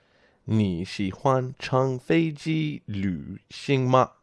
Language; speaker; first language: Chinese; non-native, learner; English